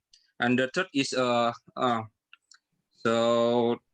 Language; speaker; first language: English; non-native, learner; Indonesian